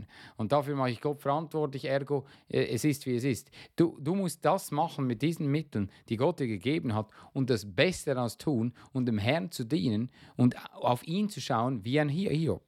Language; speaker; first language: German; non-native, fluent; English